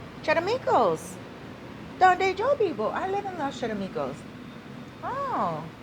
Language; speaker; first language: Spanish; non-native, learner; English